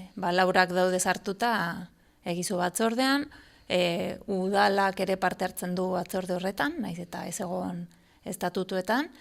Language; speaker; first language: Basque; non-native, fluent; Spanish